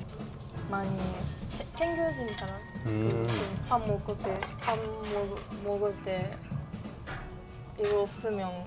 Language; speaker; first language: Korean; non-native, learner; Japanese